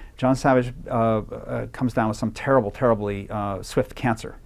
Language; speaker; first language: English; native; English